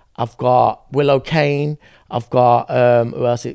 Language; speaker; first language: English; native; English